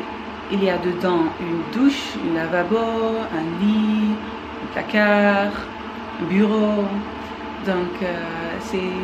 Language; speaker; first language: French; non-native, learner; Dutch